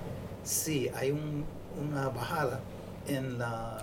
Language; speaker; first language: Spanish; non-native, fluent; English